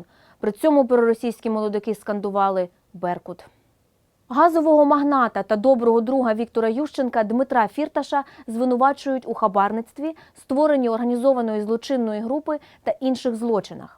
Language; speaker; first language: Ukrainian; native; Ukrainian